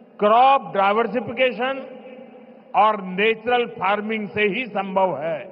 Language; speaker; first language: Hindi; non-native, local second language; Gujarati